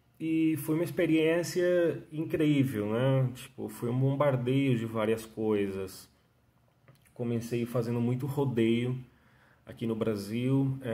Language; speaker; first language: Portuguese; non-native, fluent; Spanish